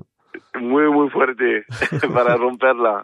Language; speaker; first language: Spanish; non-native, fluent; French